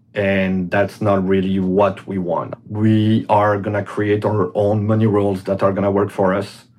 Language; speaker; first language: English; non-native, fluent; French